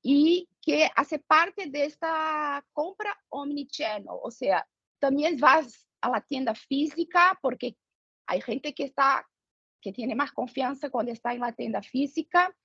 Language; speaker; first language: Spanish; non-native, fluent; Portuguese